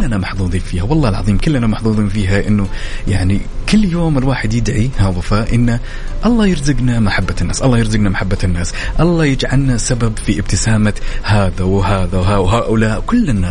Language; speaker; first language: Arabic; native; Arabic